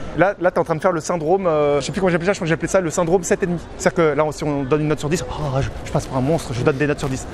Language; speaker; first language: French; native; French